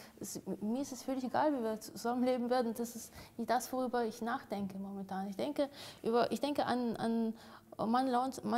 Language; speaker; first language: German; non-native, fluent; Russian